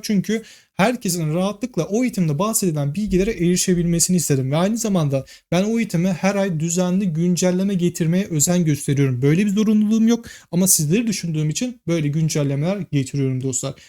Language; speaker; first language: Turkish; native; Turkish